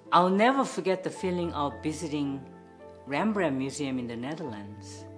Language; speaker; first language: English; non-native, fluent; Korean